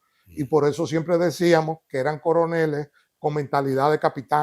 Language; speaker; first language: Spanish; native; Spanish